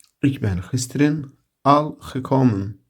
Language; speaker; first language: Dutch; non-native, learner; Turkish